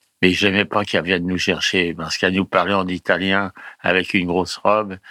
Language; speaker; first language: French; early bilingual, other home language; Italian